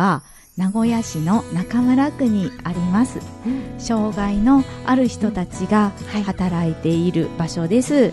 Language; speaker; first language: Japanese; native; Japanese